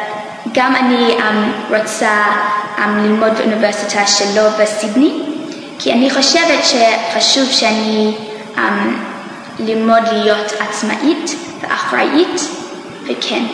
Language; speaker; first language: Hebrew; non-native, learner; English